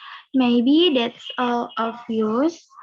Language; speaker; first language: English; non-native, learner; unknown